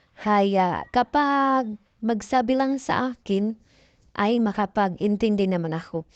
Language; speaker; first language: Filipino; non-native, local second language; Cebuano